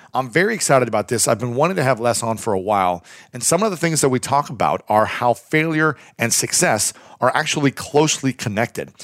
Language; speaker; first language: English; native; English